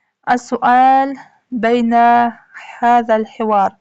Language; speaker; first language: Arabic; non-native, fluent; Uzbek